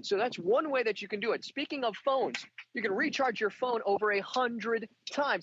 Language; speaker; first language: English; native; English